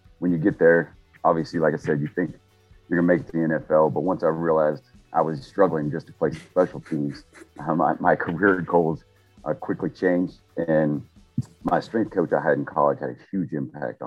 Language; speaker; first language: English; native; English